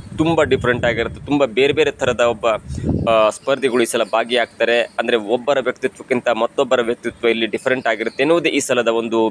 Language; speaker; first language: Kannada; native; Kannada